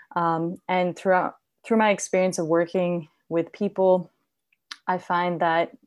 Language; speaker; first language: English; non-native, local second language; Hindi